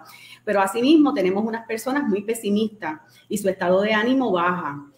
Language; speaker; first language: Spanish; native; Spanish